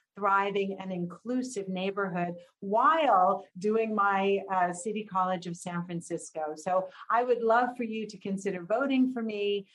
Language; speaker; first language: English; native; English